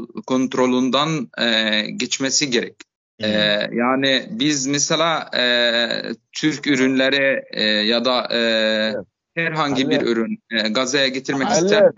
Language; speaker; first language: Turkish; non-native, fluent; Arabic